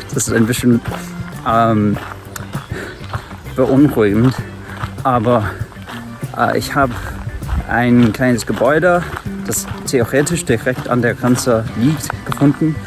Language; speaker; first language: German; non-native, fluent; English